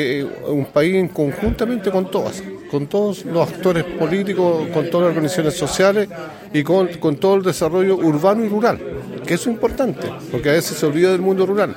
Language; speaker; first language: Spanish; native; Spanish